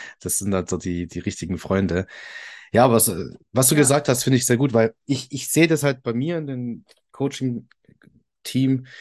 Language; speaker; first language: German; early bilingual, other home language; Italian